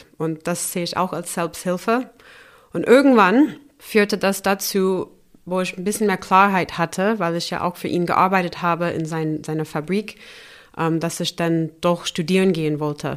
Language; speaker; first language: German; non-native, fluent; English